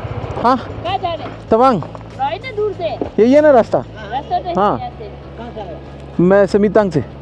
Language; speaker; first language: Hindi; non-native, local second language; Malayalam